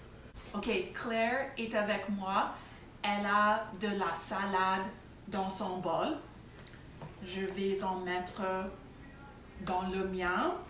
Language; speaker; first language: French; non-native, local second language; English